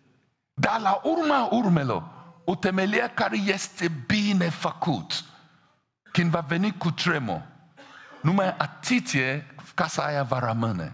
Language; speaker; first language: Romanian; non-native, fluent; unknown